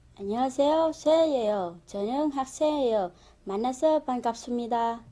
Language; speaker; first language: Korean; non-native, learner; Vietnamese